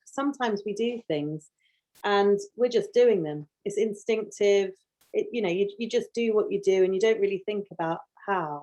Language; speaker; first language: English; native; English